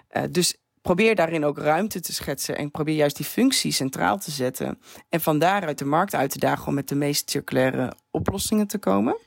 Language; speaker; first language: Dutch; native; Dutch